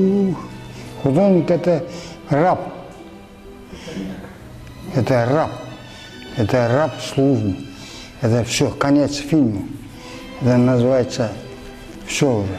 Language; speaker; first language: Russian; non-native, local second language; Kyrgyz